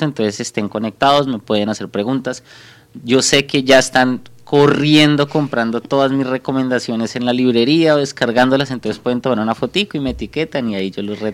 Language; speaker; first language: Spanish; native; Spanish